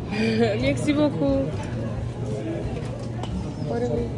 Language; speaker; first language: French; non-native, learner; English